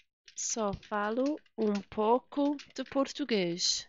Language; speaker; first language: Portuguese; non-native, fluent; English